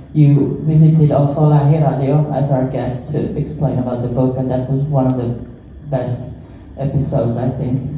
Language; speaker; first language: English; non-native, fluent; Finnish